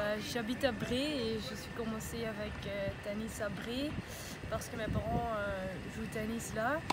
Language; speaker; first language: French; non-native, learner; Dutch